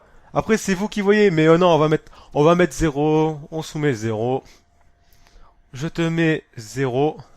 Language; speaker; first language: French; native; French